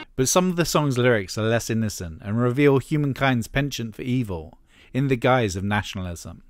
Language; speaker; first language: English; native; English